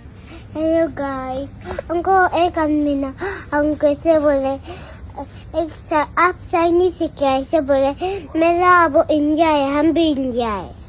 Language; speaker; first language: Hindi; non-native, local second language; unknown